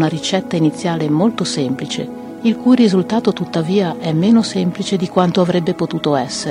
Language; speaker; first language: Italian; native; Italian